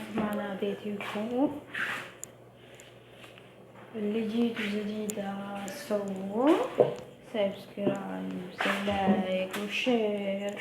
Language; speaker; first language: Arabic; non-native, fluent; Oromo